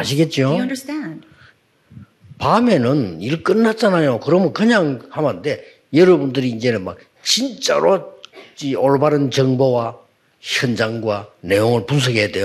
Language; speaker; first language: Korean; native; Korean